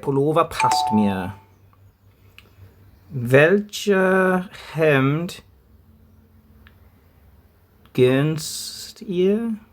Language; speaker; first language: German; non-native, learner; English